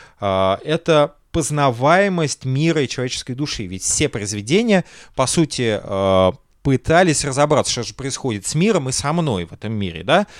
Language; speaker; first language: Russian; native; Russian